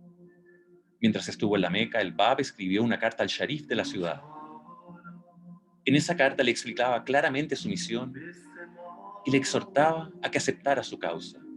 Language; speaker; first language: Spanish; native; Spanish